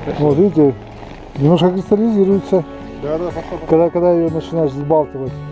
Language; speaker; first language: Russian; native; Russian